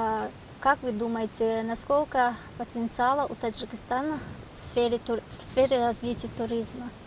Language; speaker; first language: Russian; non-native, local second language; Tajik